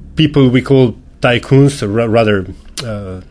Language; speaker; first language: English; non-native, fluent; Slovenian